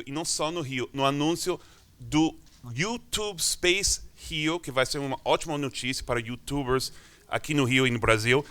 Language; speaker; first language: Portuguese; non-native, fluent; English